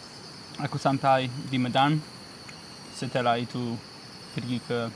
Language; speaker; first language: Indonesian; non-native, learner; English